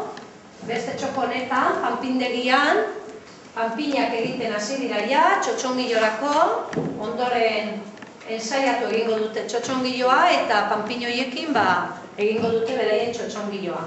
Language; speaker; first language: Basque; native; Basque